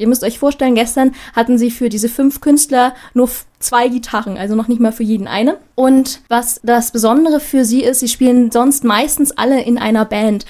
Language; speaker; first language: German; native; German